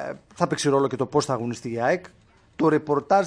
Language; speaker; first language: Greek; native; Greek